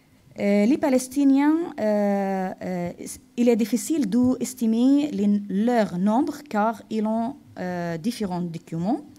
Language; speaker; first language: French; non-native, fluent; Arabic